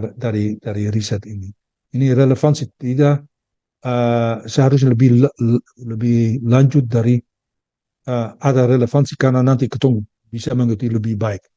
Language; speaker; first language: Indonesian; early bilingual, heritage; Dutch